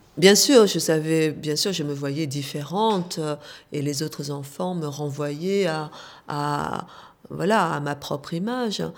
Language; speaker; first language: French; early bilingual, other home language; Korean